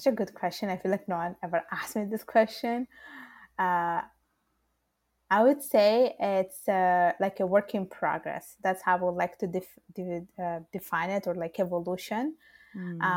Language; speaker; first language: English; non-native, fluent; Italian